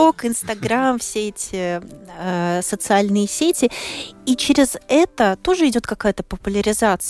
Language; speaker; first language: Russian; native; Russian